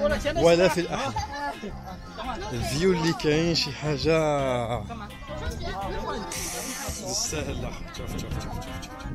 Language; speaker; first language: Arabic; early bilingual, heritage; Arabic